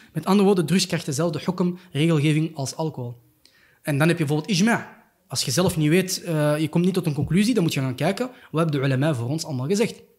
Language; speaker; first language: Dutch; early bilingual, other home language; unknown